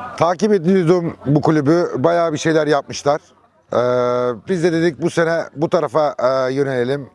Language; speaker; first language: Turkish; early bilingual, heritage; Turkish